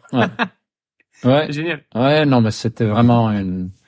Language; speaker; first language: French; non-native, fluent; Swedish